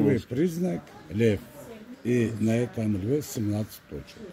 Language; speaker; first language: Russian; non-native, local second language; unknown